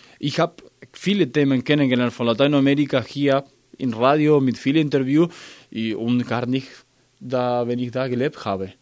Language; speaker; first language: German; non-native, learner; Spanish